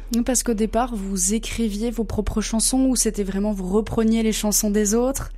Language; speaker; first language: French; native; French